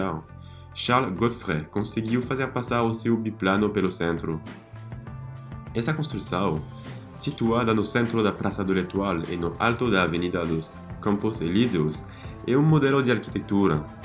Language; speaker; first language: Portuguese; non-native, fluent; French